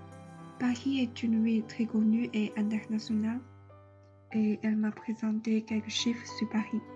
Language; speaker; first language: French; non-native, learner; Chinese